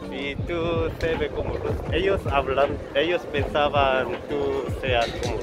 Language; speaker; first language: Spanish; non-native, learner; Korean